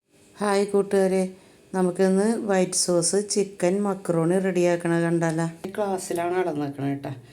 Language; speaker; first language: Malayalam; native; Malayalam